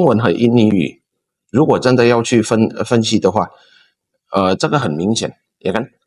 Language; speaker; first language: Chinese; non-native, fluent; Indonesian